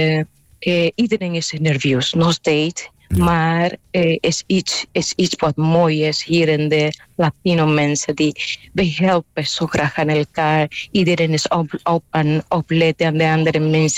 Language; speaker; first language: Dutch; non-native, fluent; Spanish